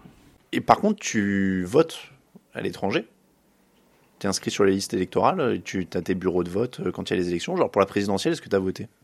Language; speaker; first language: French; native; French